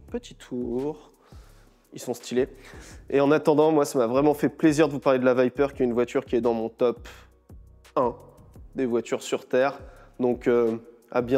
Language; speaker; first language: French; native; French